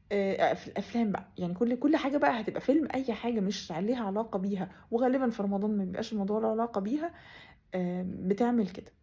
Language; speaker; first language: Arabic; native; Arabic